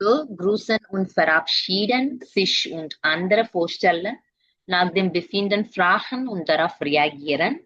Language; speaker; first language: German; non-native, fluent; Tamil